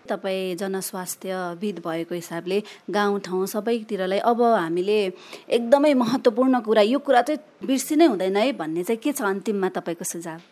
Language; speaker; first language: Nepali; native; Nepali